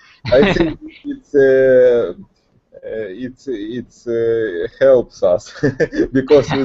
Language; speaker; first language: English; non-native, learner; Russian